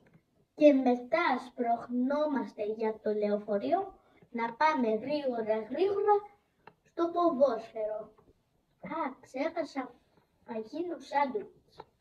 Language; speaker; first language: Greek; early bilingual, other home language; Chinese